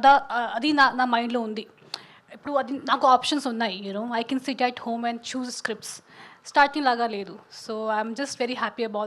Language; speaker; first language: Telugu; non-native, learner; Hindi